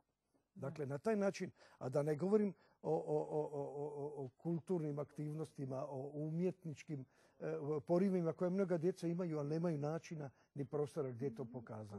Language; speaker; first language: Croatian; native; Croatian